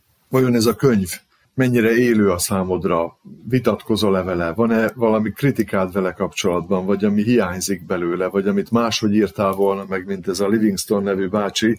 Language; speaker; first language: Hungarian; native; Hungarian